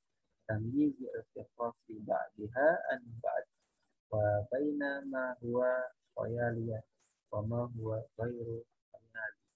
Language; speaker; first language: Arabic; non-native, learner; Indonesian